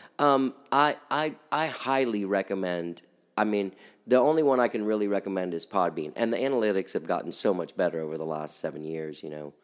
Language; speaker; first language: English; native; English